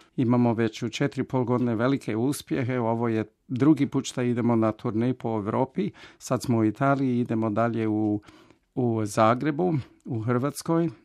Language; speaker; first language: Croatian; early bilingual, heritage; Croatian